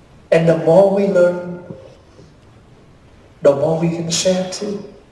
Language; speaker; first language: English; early bilingual, other home language; Vietnamese